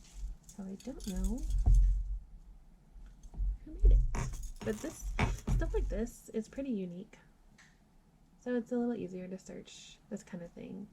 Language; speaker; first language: English; native; English